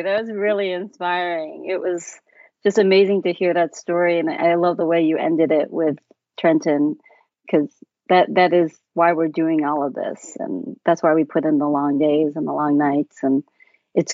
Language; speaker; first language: English; native; English